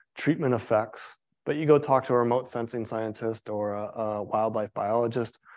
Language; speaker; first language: English; native; English